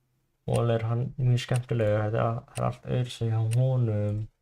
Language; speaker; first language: Icelandic; non-native, learner; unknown